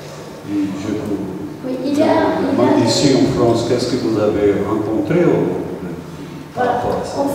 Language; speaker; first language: French; non-native, learner; Portuguese